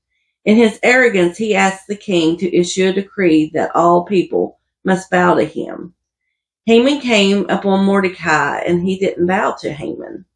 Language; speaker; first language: English; native; English